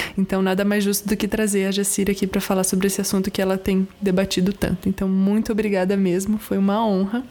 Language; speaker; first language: Portuguese; native; Portuguese